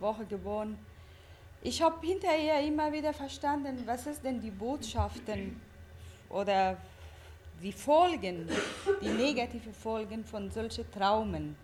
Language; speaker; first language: German; non-native, fluent; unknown